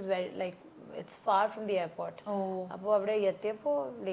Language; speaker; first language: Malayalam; non-native, learner; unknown